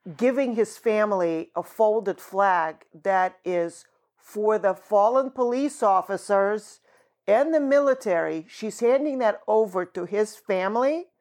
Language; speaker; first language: English; early bilingual, other home language; Russian